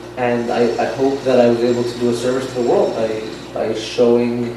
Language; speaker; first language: English; non-native, fluent; Yiddish